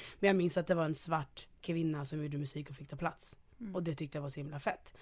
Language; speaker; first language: Swedish; early bilingual, other home language; Ganda